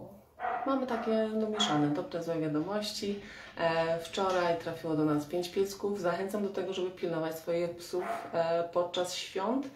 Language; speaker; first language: Polish; native; Polish